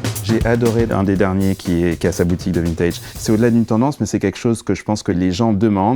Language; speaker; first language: French; native; French